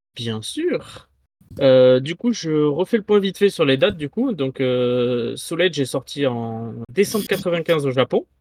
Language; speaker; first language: French; native; French